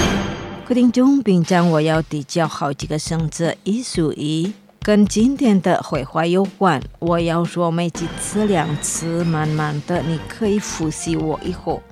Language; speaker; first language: Chinese; non-native, fluent; Indonesian